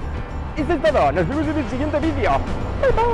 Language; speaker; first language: Spanish; native; Spanish